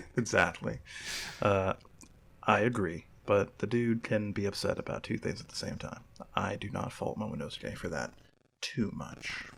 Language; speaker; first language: English; native; English